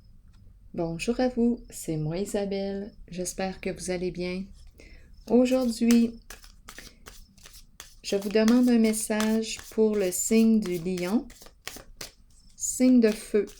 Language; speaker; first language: French; native; French